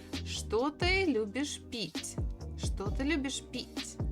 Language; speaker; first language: Russian; non-native, fluent; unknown